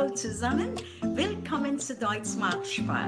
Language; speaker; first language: German; non-native, fluent; Filipino